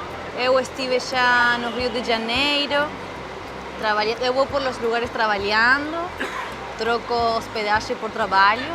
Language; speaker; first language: Portuguese; non-native, fluent; Spanish